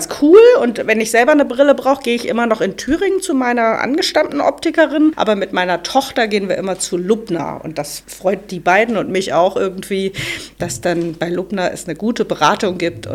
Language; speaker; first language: German; native; German